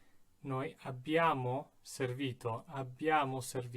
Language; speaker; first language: Italian; non-native, fluent; English